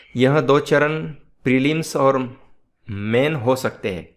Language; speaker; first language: Hindi; non-native, local second language; Marathi